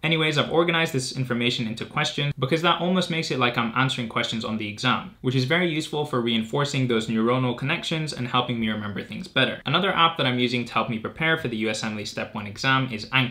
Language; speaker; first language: English; native; English